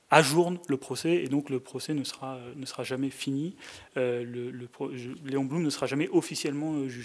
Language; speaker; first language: French; native; French